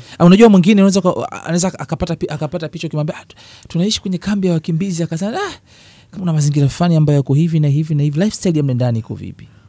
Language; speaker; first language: Swahili; native; Swahili